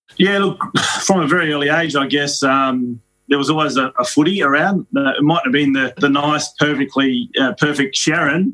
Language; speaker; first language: English; native; English